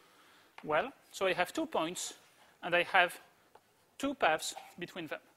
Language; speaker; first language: English; native; English